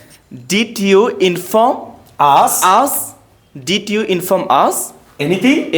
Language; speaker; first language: English; non-native, learner; Bangla